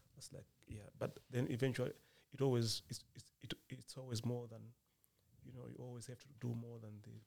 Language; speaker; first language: English; non-native, local second language; Nyanja